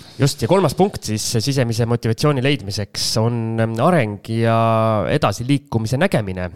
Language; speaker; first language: Estonian; native; Estonian